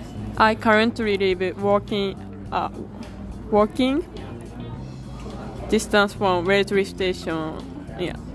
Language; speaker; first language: English; non-native, learner; Japanese